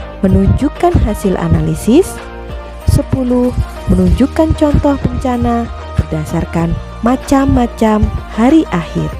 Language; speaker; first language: Indonesian; native; Indonesian